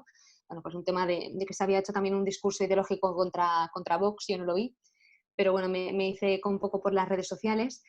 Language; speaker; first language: Spanish; native; Spanish